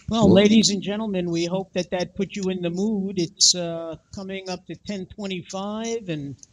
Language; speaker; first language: English; native; English